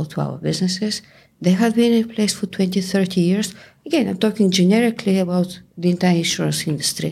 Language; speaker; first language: English; non-native, fluent; Bulgarian